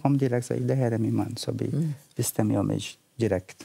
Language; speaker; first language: Swedish; non-native, learner; Portuguese